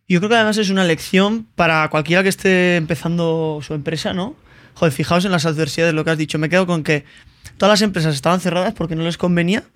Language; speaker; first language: Spanish; native; Spanish